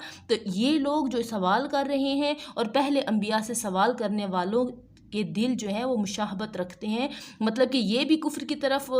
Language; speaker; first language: Urdu; native; Urdu